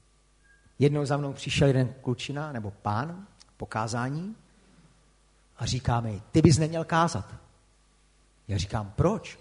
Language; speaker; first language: Czech; native; Czech